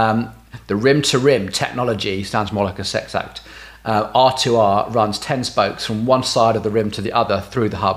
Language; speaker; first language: English; native; English